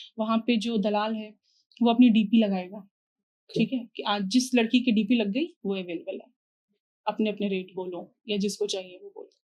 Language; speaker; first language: Hindi; native; Hindi